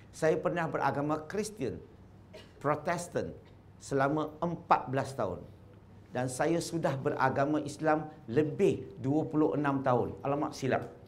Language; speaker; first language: Malay; non-native, local second language; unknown